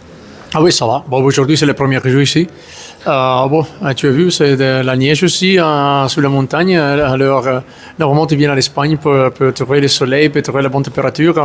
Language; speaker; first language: French; non-native, learner; Italian